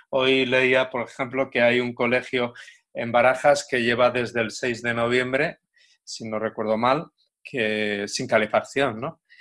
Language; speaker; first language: Spanish; native; Spanish